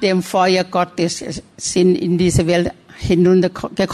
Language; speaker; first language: German; non-native, learner; Thai